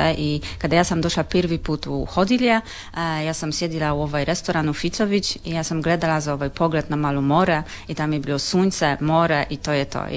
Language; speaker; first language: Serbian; non-native, learner; Polish